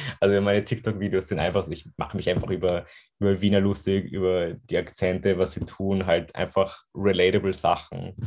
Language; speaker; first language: German; native; German